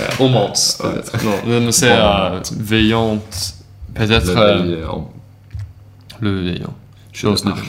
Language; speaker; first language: French; non-native, learner; Swedish